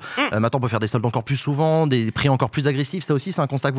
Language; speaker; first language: French; native; French